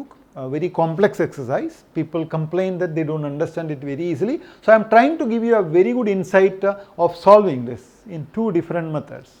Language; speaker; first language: English; non-native, local second language; Malayalam